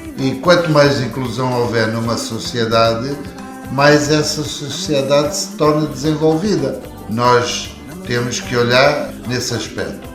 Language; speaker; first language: Portuguese; native; Portuguese